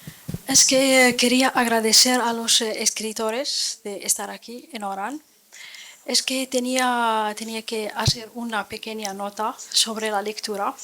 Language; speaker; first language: Spanish; non-native, fluent; Arabic